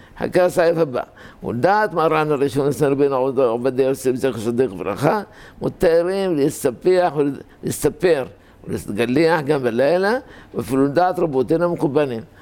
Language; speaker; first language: Hebrew; native; Hebrew